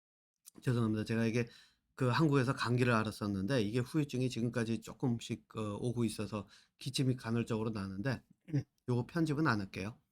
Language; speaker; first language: Korean; native; Korean